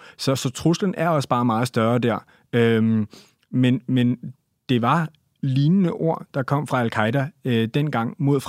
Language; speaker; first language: Danish; native; Danish